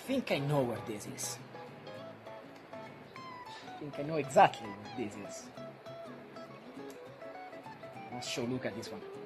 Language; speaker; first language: English; non-native, learner; Italian